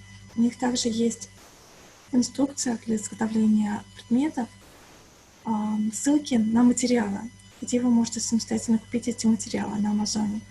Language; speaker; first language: Russian; native; Russian